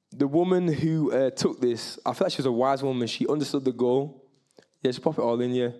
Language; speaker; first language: English; native; English